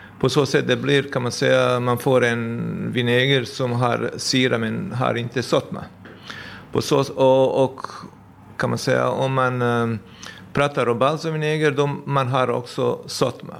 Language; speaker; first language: Swedish; non-native, fluent; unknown